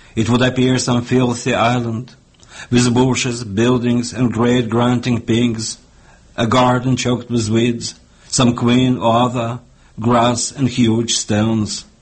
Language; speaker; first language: English; non-native, fluent; Russian